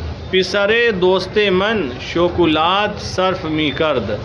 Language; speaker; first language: Persian; non-native, fluent; Urdu